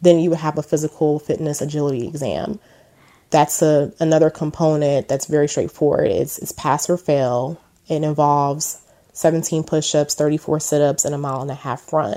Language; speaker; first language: English; native; English